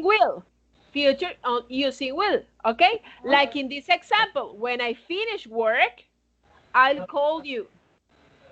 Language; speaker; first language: English; non-native, fluent; Spanish